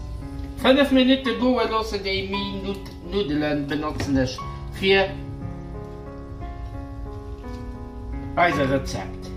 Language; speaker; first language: German; non-native, learner; Dutch